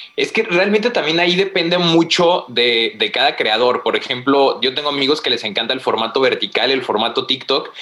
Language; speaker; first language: Spanish; native; Spanish